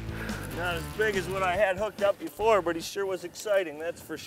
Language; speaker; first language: English; native; English